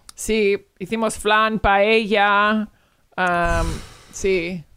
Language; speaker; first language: Spanish; early bilingual, heritage; Spanish